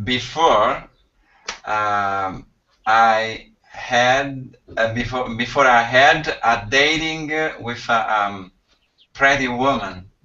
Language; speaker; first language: English; non-native, learner; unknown